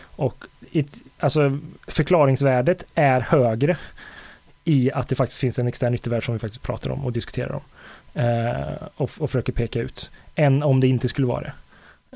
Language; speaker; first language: Swedish; native; Swedish